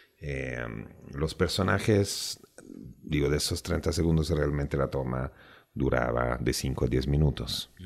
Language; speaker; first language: Spanish; non-native, fluent; Italian